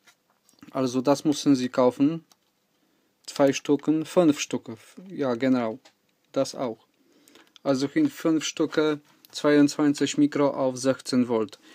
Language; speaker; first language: German; non-native, learner; Polish